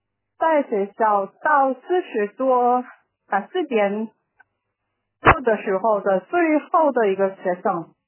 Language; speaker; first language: Chinese; non-native, learner; Korean